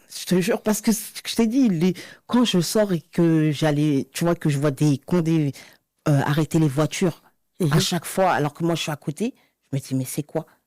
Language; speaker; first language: French; native; French